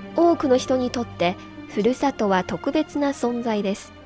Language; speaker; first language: Japanese; non-native, fluent; Chinese